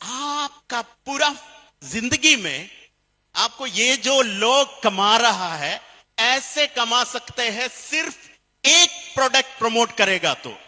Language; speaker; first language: Hindi; non-native, fluent; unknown